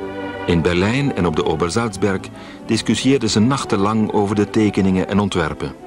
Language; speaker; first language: Dutch; native; Dutch